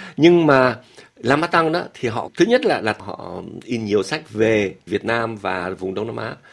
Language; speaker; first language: Vietnamese; native; Vietnamese